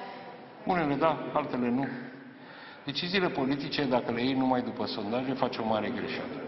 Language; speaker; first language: Romanian; native; Romanian